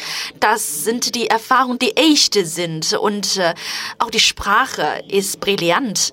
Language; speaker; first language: German; non-native, fluent; Chinese